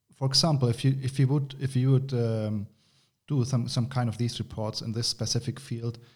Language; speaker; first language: English; non-native, fluent; German